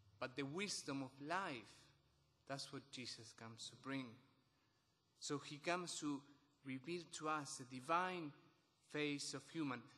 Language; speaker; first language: English; non-native, fluent; Spanish